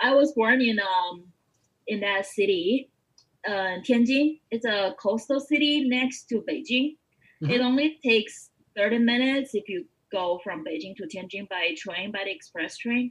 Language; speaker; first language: English; non-native, fluent; Chinese